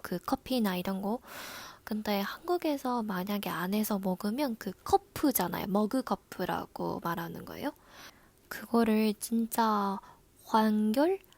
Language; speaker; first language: Korean; non-native, learner; Japanese